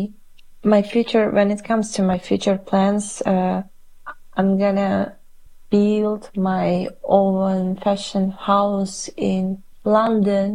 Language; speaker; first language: English; non-native, fluent; Uzbek